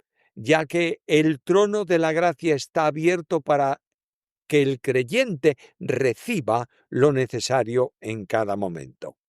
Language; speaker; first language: Spanish; native; Spanish